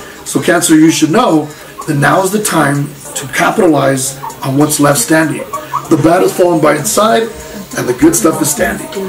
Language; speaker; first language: English; early bilingual, other home language; Spanish